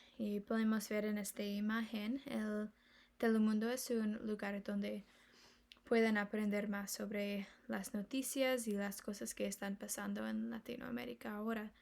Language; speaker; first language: Spanish; non-native, learner; English